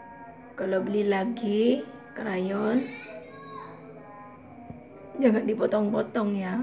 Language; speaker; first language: Indonesian; native; Indonesian